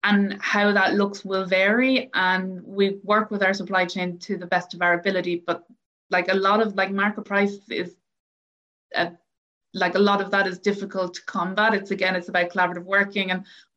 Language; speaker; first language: English; native; English